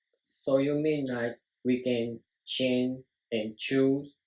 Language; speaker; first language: English; non-native, learner; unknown